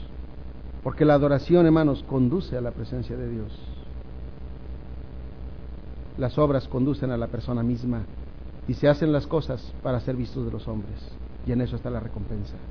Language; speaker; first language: Spanish; native; Spanish